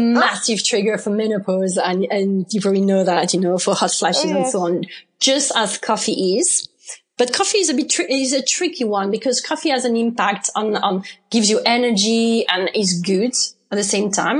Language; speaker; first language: English; non-native, fluent; French